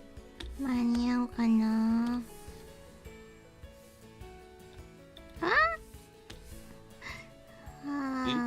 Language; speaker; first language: Japanese; native; Japanese